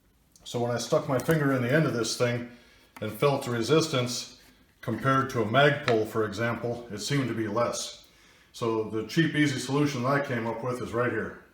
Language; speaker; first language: English; native; English